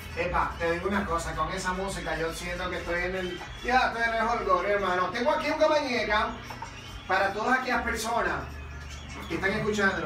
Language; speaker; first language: Spanish; native; Spanish